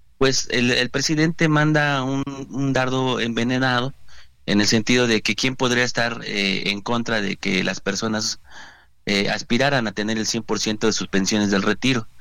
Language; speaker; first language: Spanish; native; Spanish